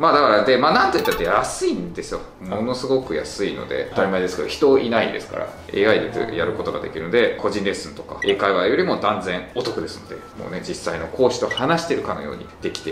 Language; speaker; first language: Japanese; native; Japanese